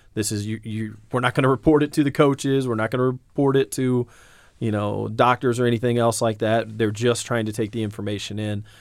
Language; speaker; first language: English; native; English